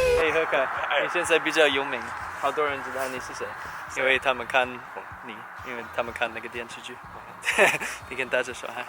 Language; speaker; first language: Chinese; non-native, fluent; English